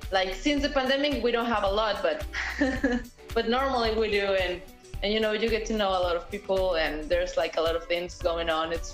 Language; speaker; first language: English; non-native, fluent; Spanish